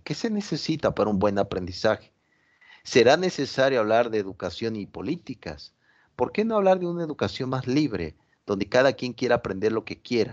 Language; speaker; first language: Spanish; native; Spanish